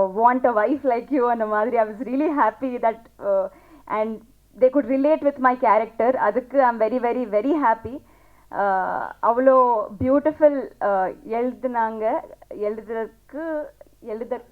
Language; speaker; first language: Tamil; non-native, learner; Telugu